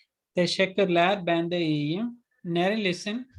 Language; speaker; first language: Turkish; non-native, fluent; Urdu